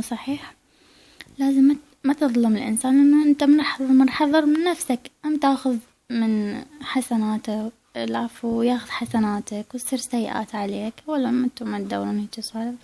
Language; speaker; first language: Arabic; native; Arabic